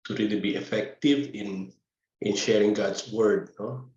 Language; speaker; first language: English; non-native, local second language; Filipino